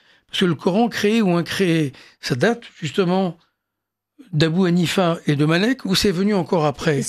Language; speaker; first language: French; native; French